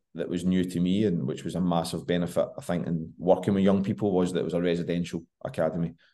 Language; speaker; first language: English; native; English